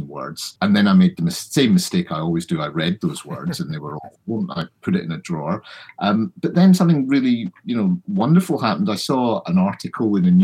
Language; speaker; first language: English; native; English